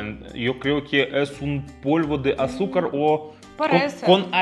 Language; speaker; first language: Spanish; non-native, fluent; Russian